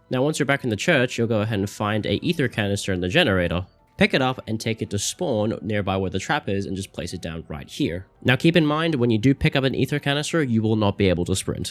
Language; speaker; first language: English; native; English